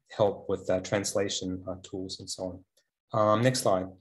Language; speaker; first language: English; native; English